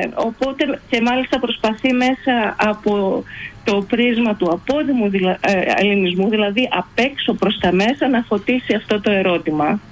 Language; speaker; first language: Greek; early bilingual, heritage; Greek